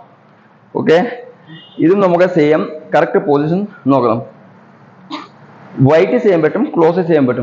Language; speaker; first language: Malayalam; non-native, learner; Assamese